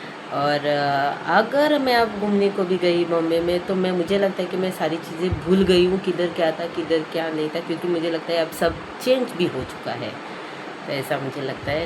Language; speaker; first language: Hindi; non-native, local second language; Konkani